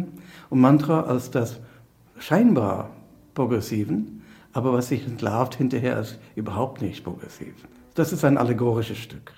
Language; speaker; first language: German; non-native, fluent; English